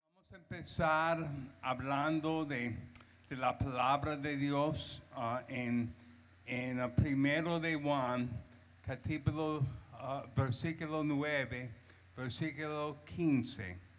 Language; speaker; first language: Spanish; non-native, learner; English